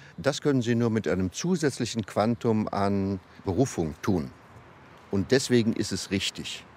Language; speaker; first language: German; native; German